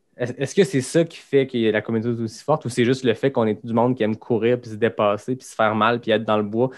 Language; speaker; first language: French; native; French